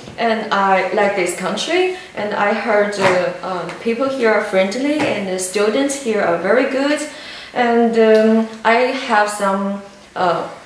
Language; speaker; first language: English; non-native, learner; Chinese